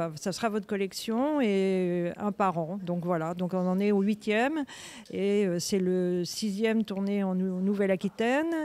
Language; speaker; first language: French; native; French